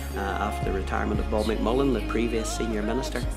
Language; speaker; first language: English; native; English